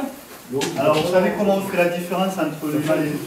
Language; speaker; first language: French; native; French